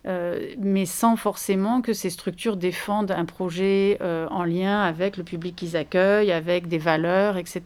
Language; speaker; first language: French; native; French